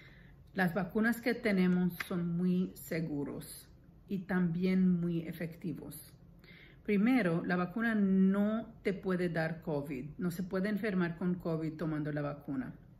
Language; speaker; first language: Spanish; non-native, fluent; English